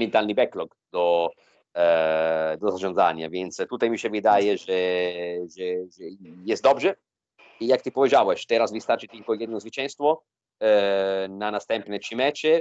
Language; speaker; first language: Polish; non-native, fluent; Italian